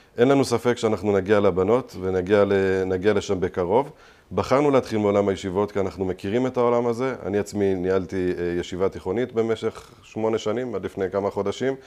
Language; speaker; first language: Hebrew; native; Hebrew